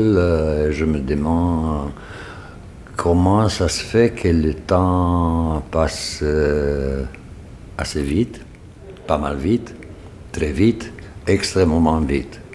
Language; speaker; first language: French; non-native, fluent; Romanian